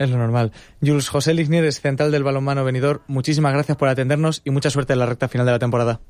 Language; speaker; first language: Spanish; native; Spanish